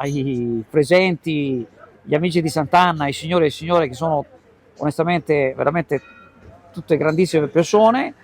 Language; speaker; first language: Italian; native; Italian